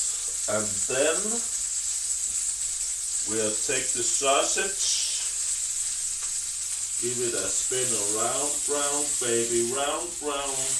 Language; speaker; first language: English; non-native, learner; Danish